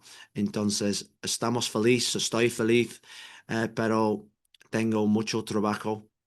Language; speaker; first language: Spanish; non-native, learner; English